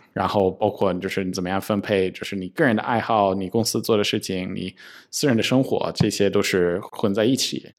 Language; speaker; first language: Chinese; non-native, fluent; English